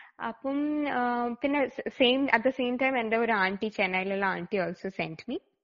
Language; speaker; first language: English; non-native, local second language; Malayalam